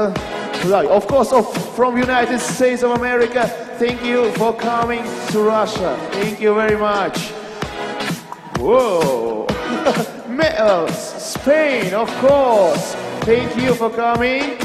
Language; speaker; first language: English; non-native, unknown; Russian